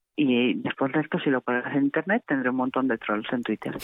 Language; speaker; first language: Spanish; non-native, local second language; Catalan